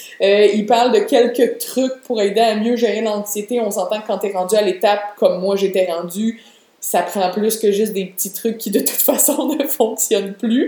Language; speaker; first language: French; native; French